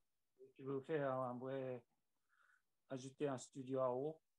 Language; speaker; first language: French; non-native, learner; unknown